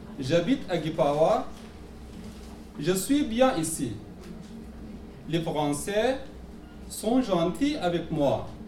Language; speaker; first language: French; non-native, learner; Pashto